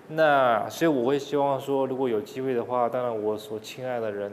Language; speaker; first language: Chinese; native; Chinese